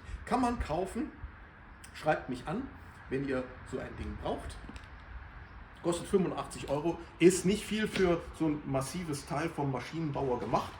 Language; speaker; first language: German; native; German